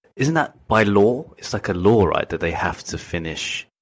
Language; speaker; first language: English; native; English